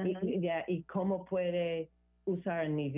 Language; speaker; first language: Spanish; non-native, learner; English